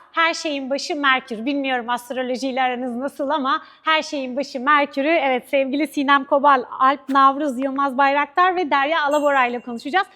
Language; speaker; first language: Turkish; native; Turkish